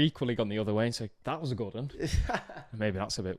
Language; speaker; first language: English; native; English